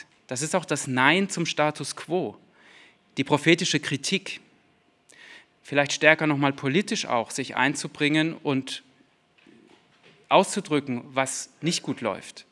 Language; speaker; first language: German; native; German